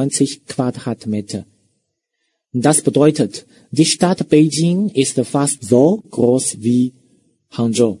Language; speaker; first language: German; non-native, fluent; Chinese